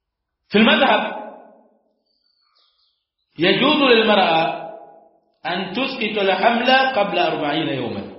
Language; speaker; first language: Arabic; non-native, fluent; Swahili